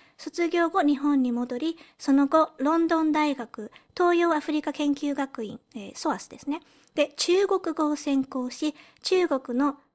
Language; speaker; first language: Japanese; early bilingual, heritage; Japanese